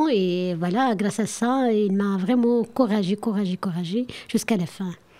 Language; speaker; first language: French; non-native, learner; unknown